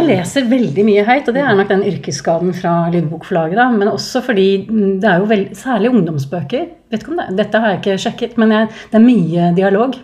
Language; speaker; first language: Norwegian; native; Norwegian